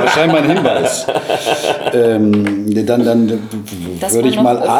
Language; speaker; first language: German; native; German